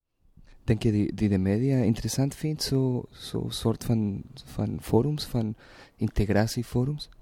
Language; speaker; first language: Dutch; non-native, fluent; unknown